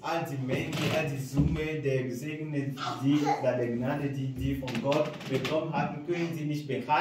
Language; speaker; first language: German; non-native, fluent; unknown